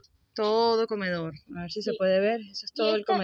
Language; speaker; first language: Spanish; native; Spanish